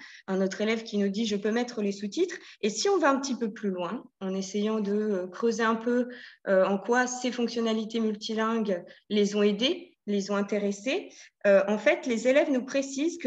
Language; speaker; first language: French; native; French